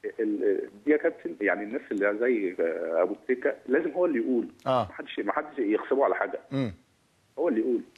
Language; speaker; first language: Arabic; native; Arabic